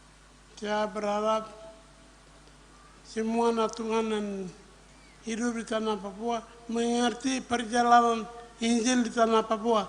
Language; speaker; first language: Indonesian; non-native, local second language; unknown